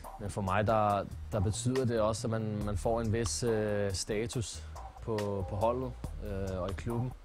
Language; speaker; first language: Danish; native; Danish